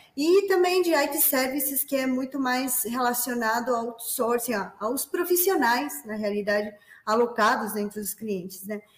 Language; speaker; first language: Portuguese; non-native, fluent; Spanish